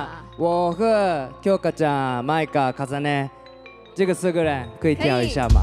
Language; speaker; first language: Chinese; non-native, learner; Japanese